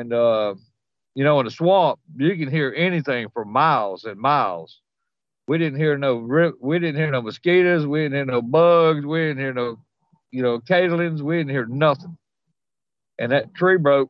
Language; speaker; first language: English; native; English